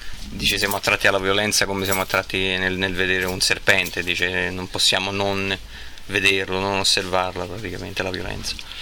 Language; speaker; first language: Italian; native; Italian